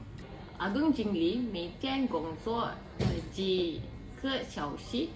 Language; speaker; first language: Chinese; non-native, learner; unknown